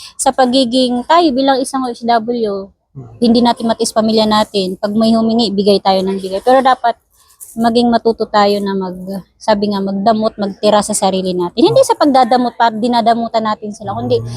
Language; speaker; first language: Filipino; non-native, local second language; Bikol